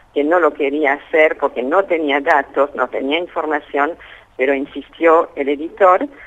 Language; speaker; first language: Spanish; early bilingual, other home language; French